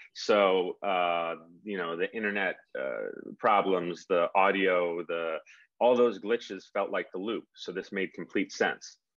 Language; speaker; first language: English; native; English